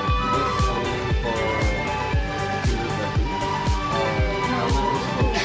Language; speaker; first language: English; non-native, learner; Indonesian